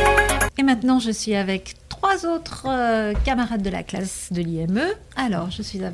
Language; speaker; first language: French; native; French